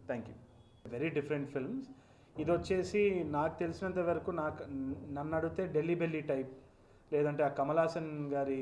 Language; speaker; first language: Telugu; native; Telugu